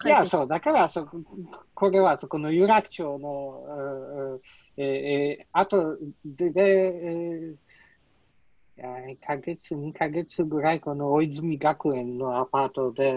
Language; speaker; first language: Japanese; non-native, learner; Polish